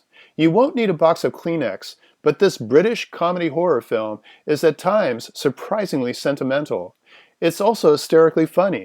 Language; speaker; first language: English; native; English